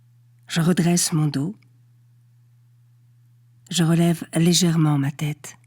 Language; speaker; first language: French; native; French